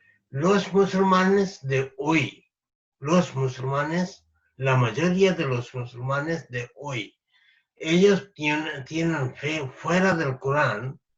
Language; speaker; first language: Spanish; non-native, fluent; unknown